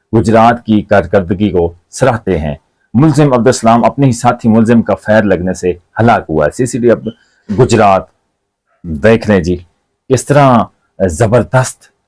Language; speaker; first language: Urdu; non-native, local second language; Punjabi